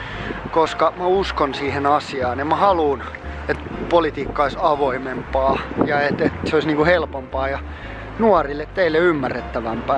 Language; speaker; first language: Finnish; native; Finnish